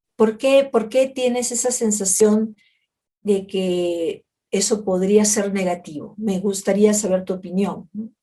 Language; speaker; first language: Spanish; native; Spanish